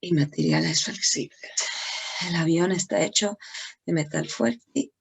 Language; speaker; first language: Spanish; non-native, learner; English